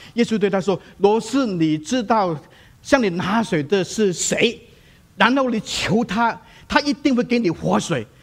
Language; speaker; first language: Chinese; non-native, local second language; Cantonese